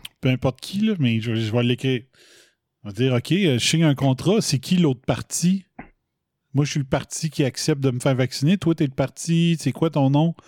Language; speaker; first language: French; native; French